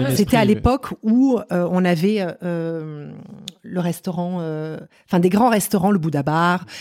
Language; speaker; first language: French; native; French